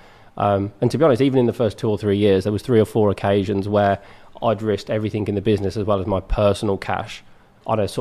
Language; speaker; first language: English; native; English